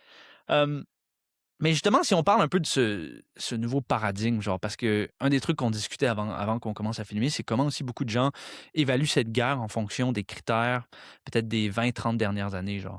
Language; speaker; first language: French; native; French